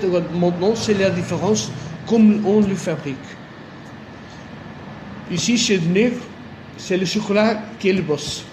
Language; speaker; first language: French; non-native, fluent; Portuguese